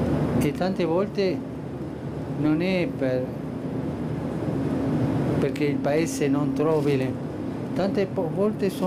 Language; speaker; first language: Italian; non-native, fluent; Spanish